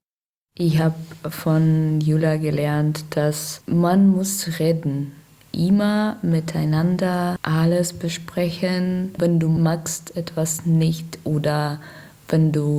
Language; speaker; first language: German; non-native, learner; Russian